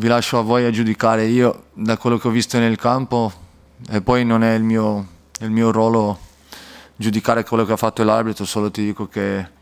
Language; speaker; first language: Italian; non-native, fluent; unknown